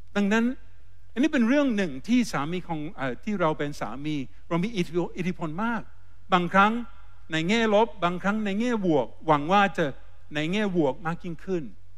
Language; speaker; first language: Thai; non-native, fluent; English